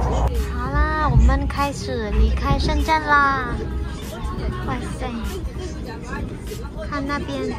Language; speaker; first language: Chinese; non-native, fluent; Vietnamese